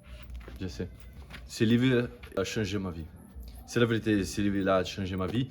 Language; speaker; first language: French; non-native, learner; Portuguese